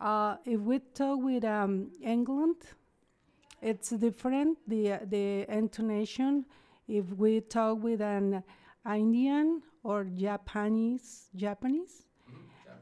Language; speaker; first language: English; non-native, fluent; Spanish